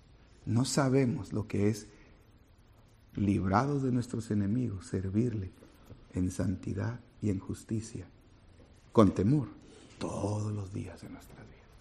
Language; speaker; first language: Spanish; native; Spanish